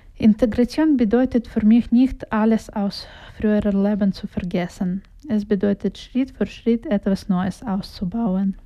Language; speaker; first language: German; non-native, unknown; Russian